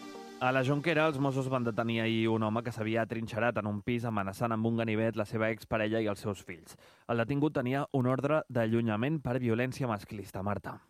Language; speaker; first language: Catalan; native; Catalan